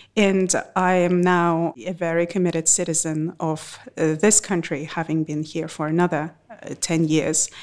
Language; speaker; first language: English; non-native, fluent; Russian